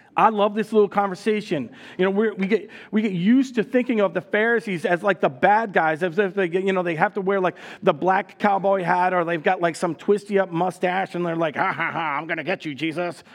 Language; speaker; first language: English; native; English